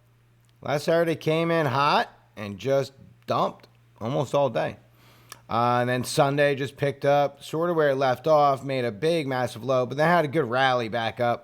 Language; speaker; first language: English; native; English